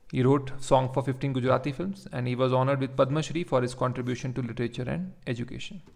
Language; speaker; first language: English; non-native, local second language; Hindi